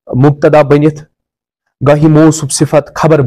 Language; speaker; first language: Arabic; non-native, fluent; Kashmiri